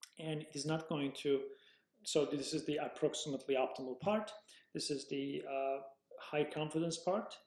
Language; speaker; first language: English; non-native, fluent; Turkish